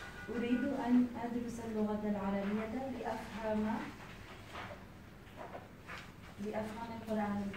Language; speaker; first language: Arabic; non-native, learner; Urdu